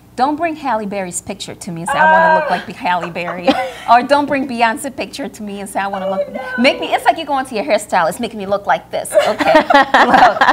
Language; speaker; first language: English; native; English